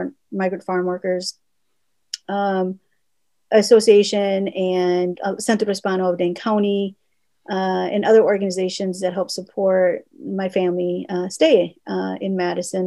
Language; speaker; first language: English; early bilingual, other home language; Spanish